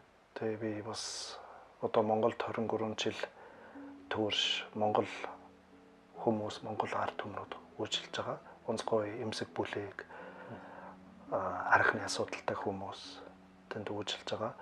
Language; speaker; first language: Mongolian; non-native, fluent; German